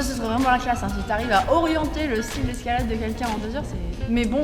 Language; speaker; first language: French; native; French